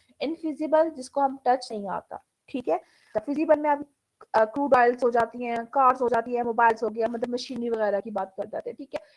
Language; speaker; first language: Urdu; native; Urdu